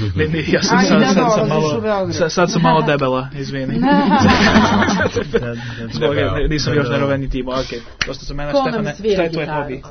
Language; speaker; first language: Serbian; early bilingual, heritage; English